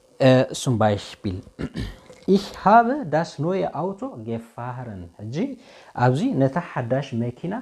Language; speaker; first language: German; non-native, fluent; Tigrinya